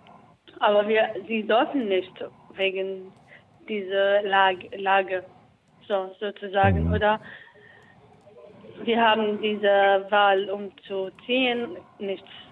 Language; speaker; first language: German; non-native, learner; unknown